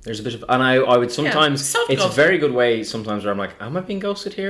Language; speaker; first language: English; native; English